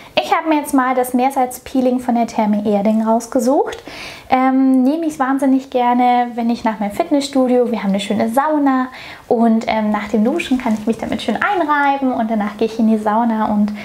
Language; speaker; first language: German; native; German